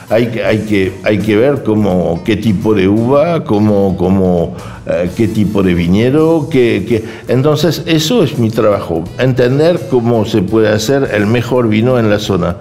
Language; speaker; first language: Spanish; non-native, fluent; French